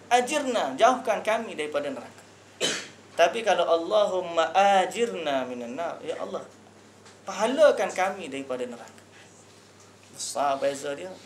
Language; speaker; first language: Malay; native; Malay